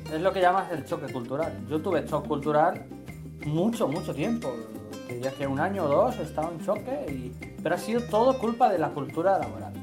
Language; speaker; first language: Spanish; native; Spanish